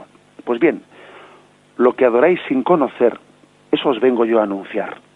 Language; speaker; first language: Spanish; native; Spanish